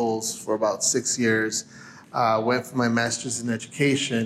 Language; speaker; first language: English; early bilingual, other home language; Spanish